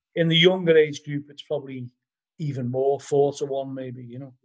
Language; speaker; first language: English; native; English